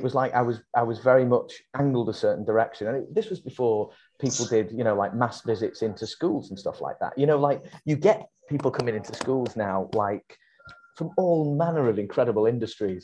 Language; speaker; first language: English; native; English